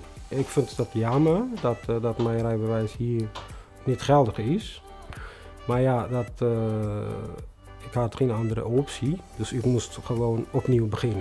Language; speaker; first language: Dutch; non-native, fluent; Tigrinya